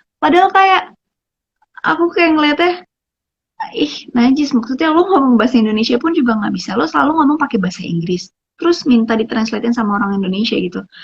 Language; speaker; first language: Indonesian; native; Indonesian